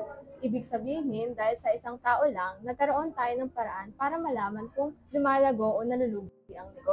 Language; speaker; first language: Filipino; native; Filipino